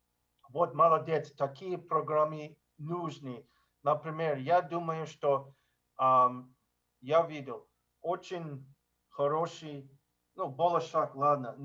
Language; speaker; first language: Russian; non-native, learner; English